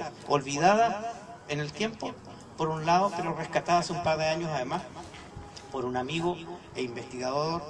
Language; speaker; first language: Spanish; native; Spanish